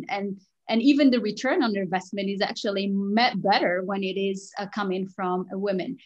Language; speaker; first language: English; non-native, fluent; Arabic